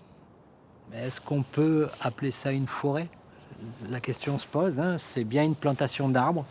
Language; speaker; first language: French; native; French